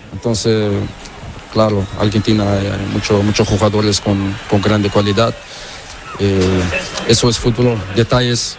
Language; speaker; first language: Spanish; non-native, learner; Portuguese